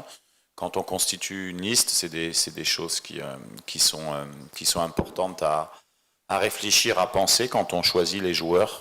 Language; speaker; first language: French; native; French